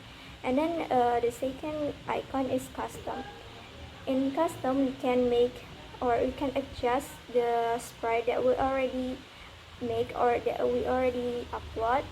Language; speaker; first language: English; non-native, learner; Indonesian